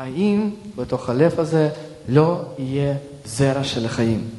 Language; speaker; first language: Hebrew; early bilingual, other home language; Russian